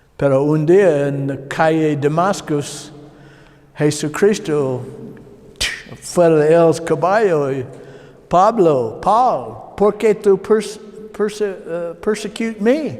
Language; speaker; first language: Spanish; non-native, learner; English